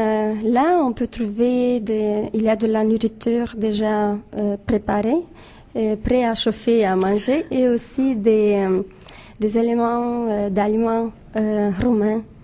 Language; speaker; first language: French; non-native, fluent; Romanian